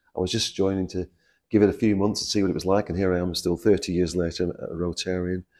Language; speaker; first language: English; native; English